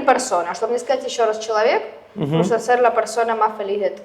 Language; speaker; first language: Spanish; non-native, fluent; Russian